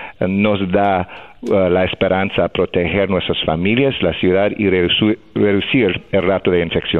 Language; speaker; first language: Spanish; non-native, fluent; English